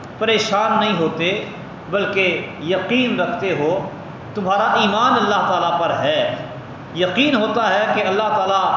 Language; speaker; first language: Urdu; non-native, local second language; Punjabi